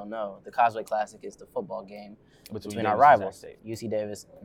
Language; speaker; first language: English; native; English